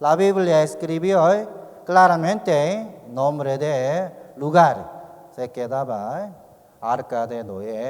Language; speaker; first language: Spanish; non-native, learner; Korean